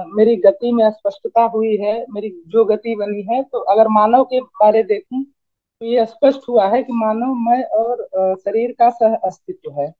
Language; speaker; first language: Hindi; native; Hindi